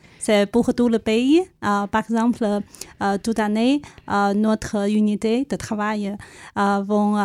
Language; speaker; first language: French; non-native, learner; Chinese